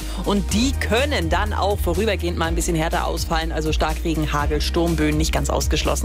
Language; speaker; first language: German; native; German